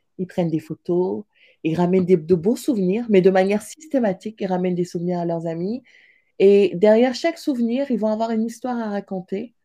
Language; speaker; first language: French; non-native, local second language; Wolof